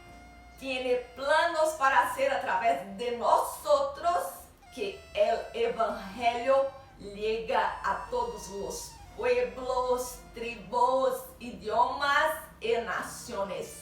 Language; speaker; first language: Spanish; non-native, learner; Portuguese